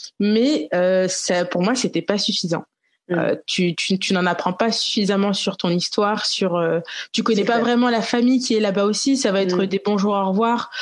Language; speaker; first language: French; native; French